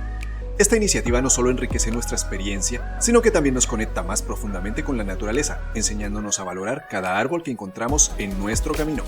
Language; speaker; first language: Spanish; native; Spanish